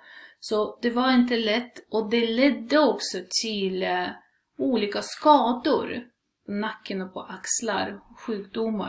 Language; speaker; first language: Swedish; non-native, fluent; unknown